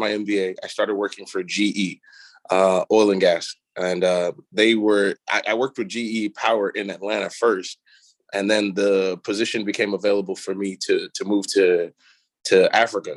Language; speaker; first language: English; native; English